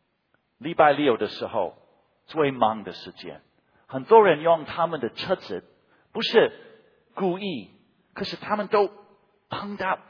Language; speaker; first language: Chinese; non-native, fluent; English